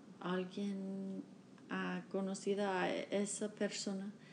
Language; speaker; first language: Spanish; non-native, learner; English